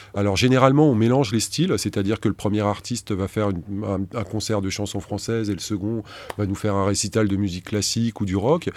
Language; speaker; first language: French; native; French